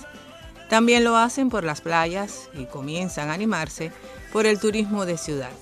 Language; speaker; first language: Spanish; native; Spanish